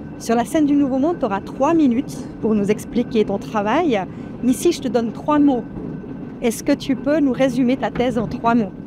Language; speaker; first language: French; native; French